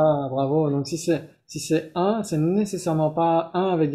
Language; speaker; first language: French; native; French